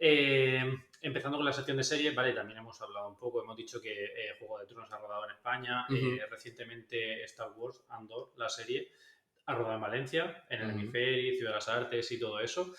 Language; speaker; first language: Spanish; native; Spanish